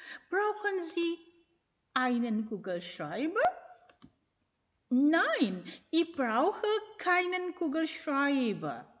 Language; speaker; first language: German; non-native, fluent; Indonesian